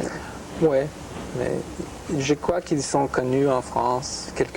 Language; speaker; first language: French; non-native, fluent; English